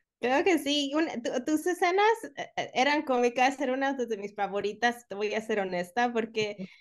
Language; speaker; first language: Spanish; early bilingual, heritage; Spanish